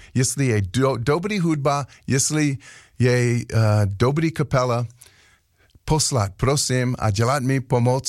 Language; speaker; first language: Czech; non-native, learner; English